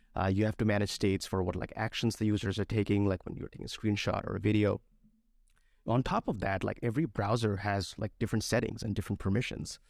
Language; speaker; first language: English; non-native, local second language; Bangla